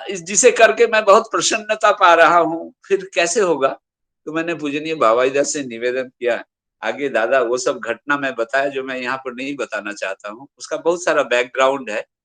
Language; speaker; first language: Hindi; non-native, local second language; Bangla